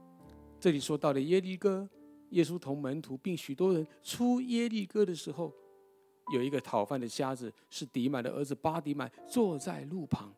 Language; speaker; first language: Chinese; native; Chinese